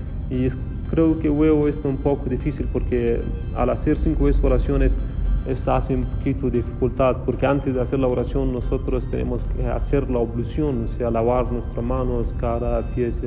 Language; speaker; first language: Spanish; non-native, fluent; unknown